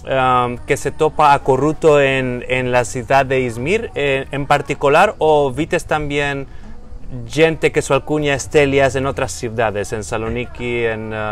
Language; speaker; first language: Spanish; non-native, fluent; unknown